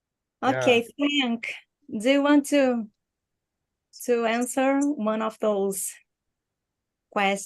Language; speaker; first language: English; non-native, learner; Portuguese